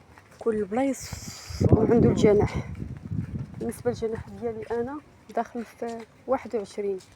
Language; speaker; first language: Arabic; native; Arabic